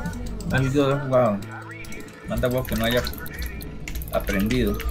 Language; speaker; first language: Spanish; native; Spanish